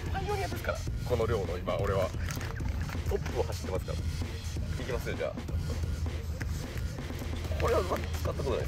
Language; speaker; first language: Japanese; native; Japanese